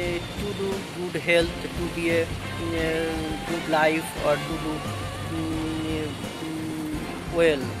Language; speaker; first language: English; non-native, learner; Bangla